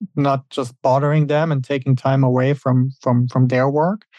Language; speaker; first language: English; non-native, fluent; German